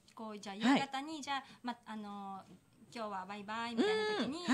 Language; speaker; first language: Japanese; native; Japanese